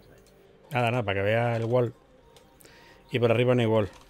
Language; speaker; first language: Spanish; native; Spanish